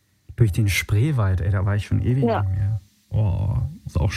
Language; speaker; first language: German; native; German